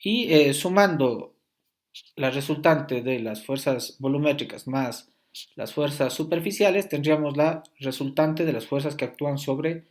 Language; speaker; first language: Spanish; native; Spanish